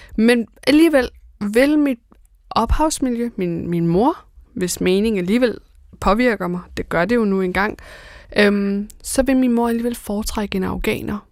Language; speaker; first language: Danish; early bilingual, other home language; Persian